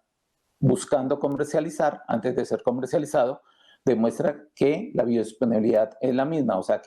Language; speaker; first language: Spanish; native; Spanish